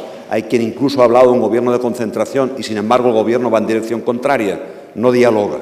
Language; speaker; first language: Spanish; non-native, local second language; Catalan